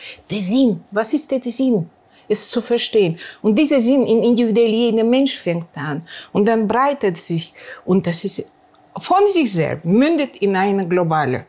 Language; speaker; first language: German; non-native, learner; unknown